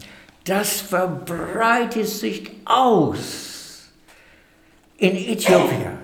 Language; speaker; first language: German; non-native, fluent; English